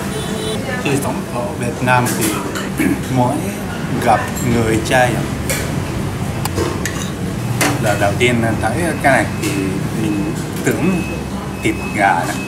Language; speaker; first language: Vietnamese; non-native, learner; Japanese